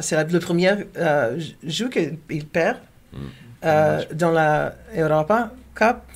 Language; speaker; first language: French; non-native, learner; Portuguese